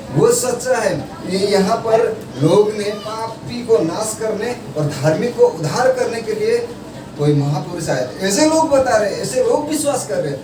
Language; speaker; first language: Hindi; non-native, local second language; Marathi